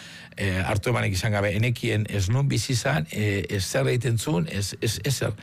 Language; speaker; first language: Basque; native; Basque